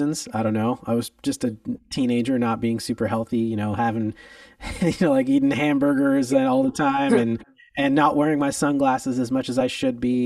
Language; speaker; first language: English; native; English